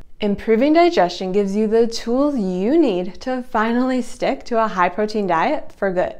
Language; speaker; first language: English; native; English